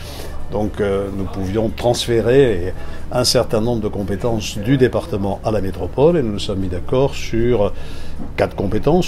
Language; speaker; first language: French; native; French